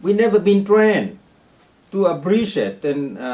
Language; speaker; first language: English; non-native, fluent; Vietnamese